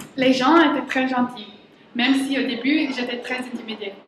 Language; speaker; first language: French; non-native, learner; English